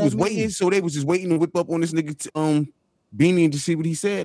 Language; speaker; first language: English; native; English